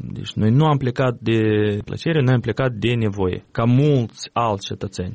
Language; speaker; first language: Romanian; native; Romanian